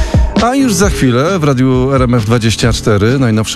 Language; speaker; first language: Polish; native; Polish